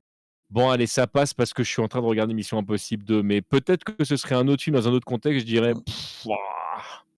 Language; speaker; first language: French; native; French